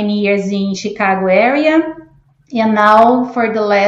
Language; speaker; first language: English; non-native, fluent; Portuguese